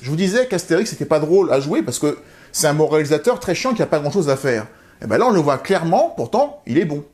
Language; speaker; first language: French; native; French